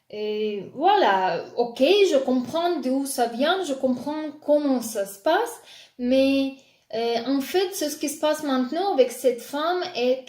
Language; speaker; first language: French; non-native, fluent; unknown